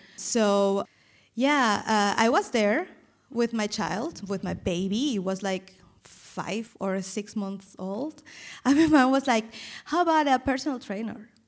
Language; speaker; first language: English; non-native, fluent; Spanish